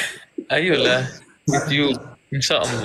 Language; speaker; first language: Indonesian; non-native, fluent; Arabic